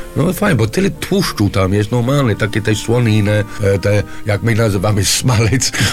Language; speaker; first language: Polish; non-native, fluent; English